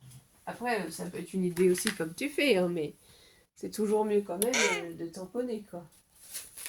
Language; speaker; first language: French; native; French